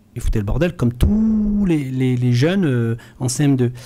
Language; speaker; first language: French; early bilingual, other home language; Arabic